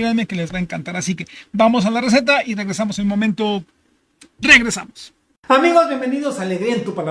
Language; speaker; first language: Spanish; native; Spanish